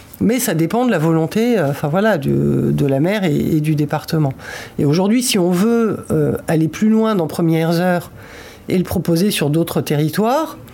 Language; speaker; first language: French; native; French